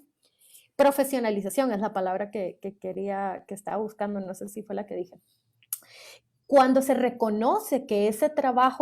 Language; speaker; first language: Spanish; native; Spanish